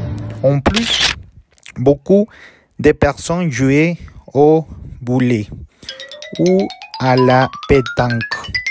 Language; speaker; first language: French; non-native, learner; Spanish